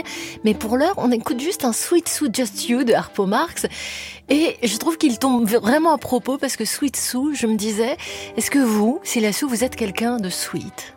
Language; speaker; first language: French; native; French